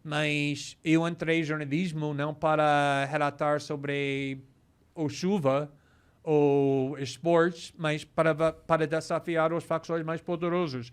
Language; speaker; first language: Portuguese; non-native, fluent; English